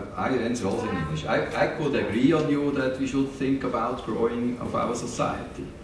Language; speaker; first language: English; non-native, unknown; German